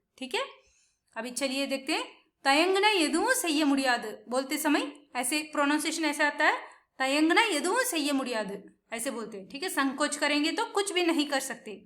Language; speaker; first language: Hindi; non-native, local second language; Tamil